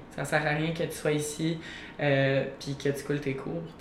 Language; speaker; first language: French; native; French